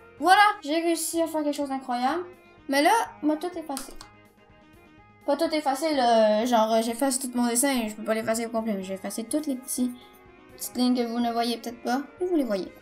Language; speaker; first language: French; native; French